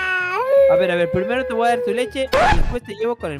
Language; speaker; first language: Spanish; native; Spanish